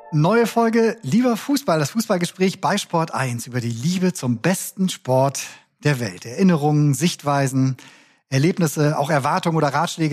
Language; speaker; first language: German; native; German